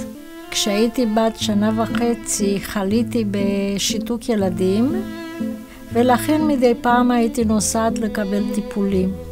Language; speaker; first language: Hebrew; non-native, fluent; Romanian